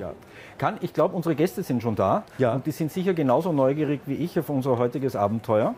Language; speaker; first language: German; native; German